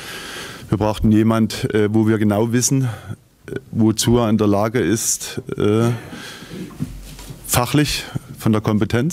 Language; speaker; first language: German; native; German